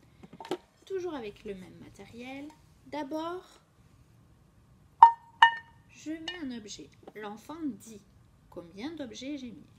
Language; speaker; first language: French; native; French